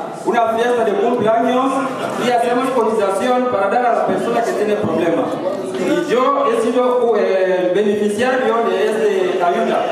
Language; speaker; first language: Spanish; non-native, learner; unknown